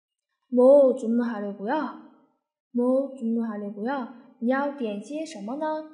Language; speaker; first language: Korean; non-native, fluent; Chinese